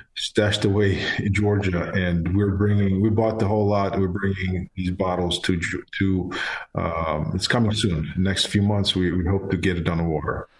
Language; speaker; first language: English; non-native, fluent; Georgian